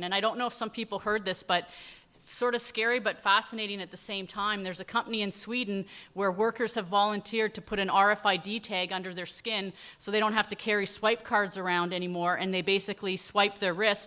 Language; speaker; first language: English; native; English